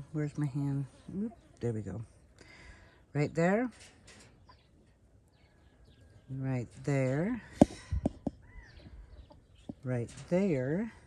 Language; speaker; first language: English; native; English